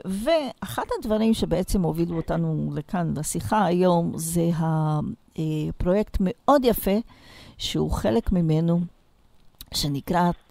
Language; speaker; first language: Hebrew; non-native, fluent; Portuguese